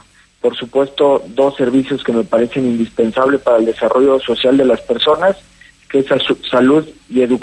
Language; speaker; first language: Spanish; native; Spanish